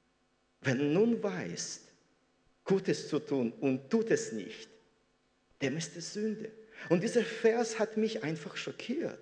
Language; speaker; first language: German; non-native, fluent; Russian